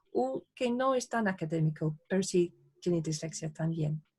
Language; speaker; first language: Spanish; non-native, fluent; English